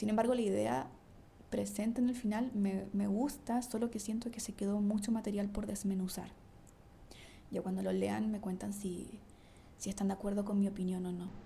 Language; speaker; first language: Spanish; native; Spanish